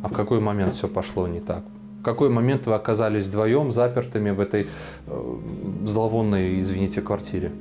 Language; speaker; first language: Russian; native; Russian